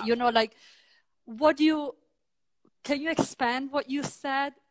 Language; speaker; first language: English; non-native, fluent; Italian